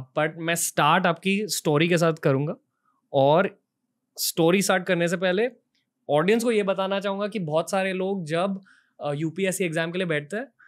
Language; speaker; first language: Hindi; native; Hindi